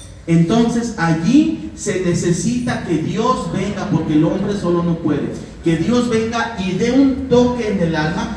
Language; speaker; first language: Spanish; native; Spanish